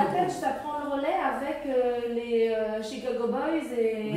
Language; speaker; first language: French; non-native, fluent; Arabic